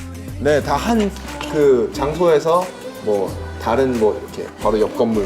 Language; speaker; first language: Korean; native; Korean